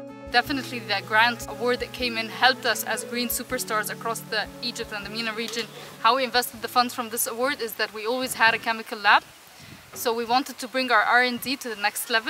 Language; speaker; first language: English; non-native, fluent; Arabic